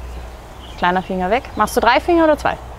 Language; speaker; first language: German; native; German